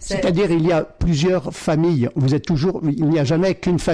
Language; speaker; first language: French; native; French